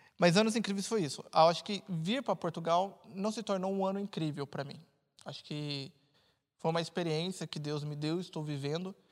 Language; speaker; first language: Portuguese; native; Portuguese